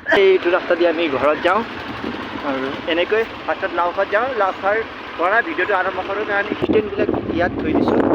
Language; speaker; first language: Assamese; non-native, local second language; Nepali